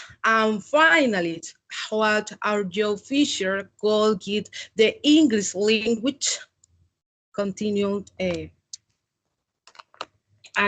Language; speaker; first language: English; non-native, learner; Spanish